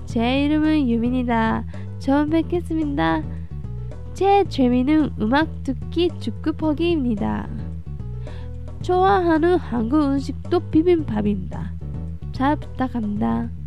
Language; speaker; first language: Korean; non-native, learner; Japanese